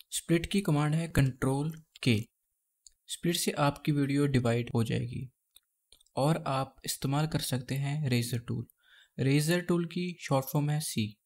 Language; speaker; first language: Hindi; native; Hindi